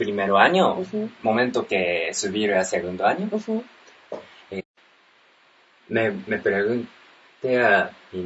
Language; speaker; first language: Spanish; non-native, learner; Japanese